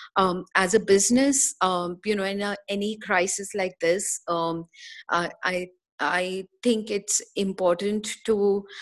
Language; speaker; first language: English; non-native, local second language; Hindi